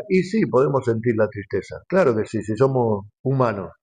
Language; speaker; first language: Spanish; native; Spanish